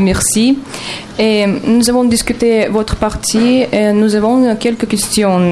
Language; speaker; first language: French; non-native, learner; Russian